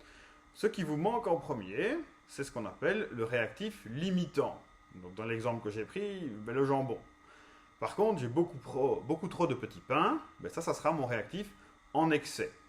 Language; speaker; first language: French; native; French